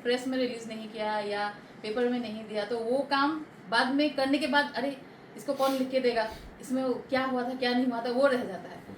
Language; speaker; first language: Hindi; non-native, local second language; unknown